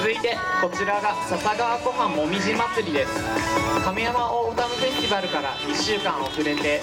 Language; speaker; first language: Japanese; native; Japanese